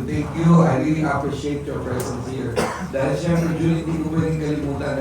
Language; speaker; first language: English; non-native, local second language; Filipino